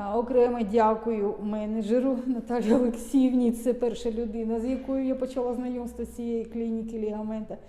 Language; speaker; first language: Ukrainian; native; Ukrainian